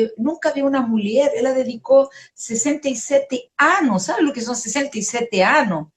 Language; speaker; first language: Portuguese; non-native, fluent; Spanish